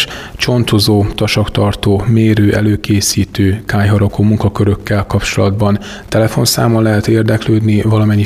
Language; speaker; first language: Hungarian; native; Hungarian